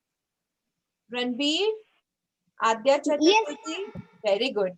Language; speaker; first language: English; non-native, local second language; Hindi